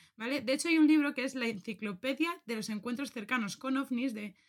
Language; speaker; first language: Spanish; native; Spanish